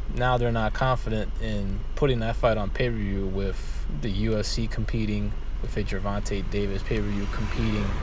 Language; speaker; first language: English; native; English